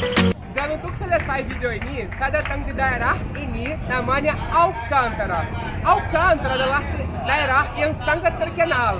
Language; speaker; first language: Indonesian; non-native, fluent; Portuguese